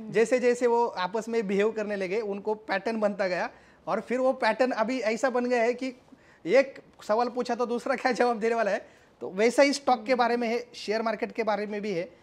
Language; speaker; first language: Hindi; non-native, local second language; Marathi